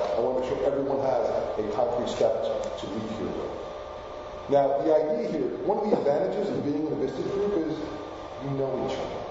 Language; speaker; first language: English; non-native, fluent; Spanish